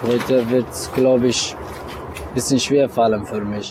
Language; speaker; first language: German; non-native, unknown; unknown